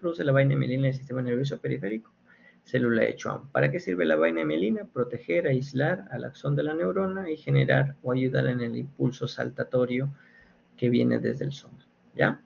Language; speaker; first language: Spanish; native; Spanish